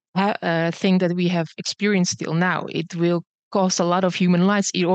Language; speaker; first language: English; early bilingual, other home language; Bosnian